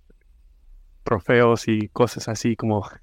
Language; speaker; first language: Spanish; non-native, fluent; English